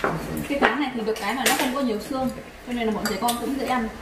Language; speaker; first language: Korean; non-native, local second language; Vietnamese